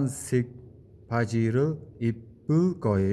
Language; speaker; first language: Korean; non-native, learner; Mongolian